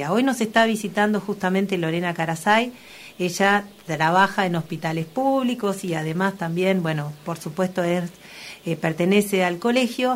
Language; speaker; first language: Spanish; native; Spanish